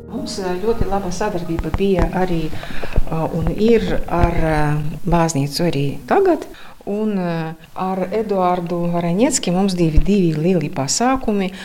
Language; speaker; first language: Latvian; non-native, local second language; Russian